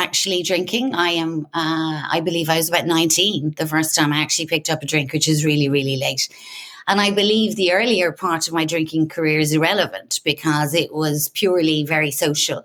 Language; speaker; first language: English; native; English